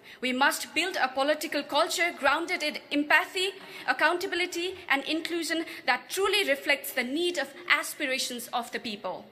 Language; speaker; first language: English; non-native, local second language; Nepali